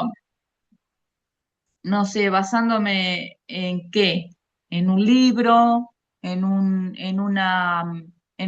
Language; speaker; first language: Spanish; native; Spanish